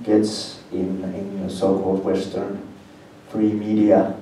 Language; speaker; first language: English; non-native, fluent; Finnish